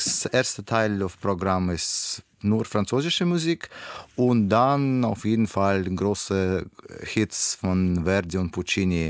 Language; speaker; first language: German; non-native, learner; Russian